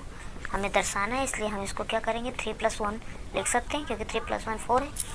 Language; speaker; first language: Hindi; native; Hindi